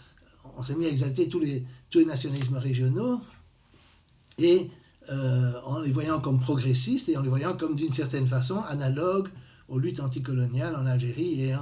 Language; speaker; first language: French; native; French